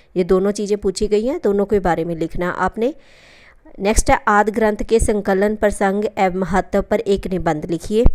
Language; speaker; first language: Hindi; non-native, local second language; Punjabi